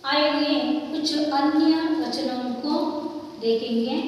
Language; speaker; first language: Hindi; non-native, local second language; Kannada